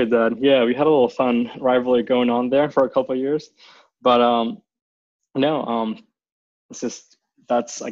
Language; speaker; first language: English; non-native, fluent; Icelandic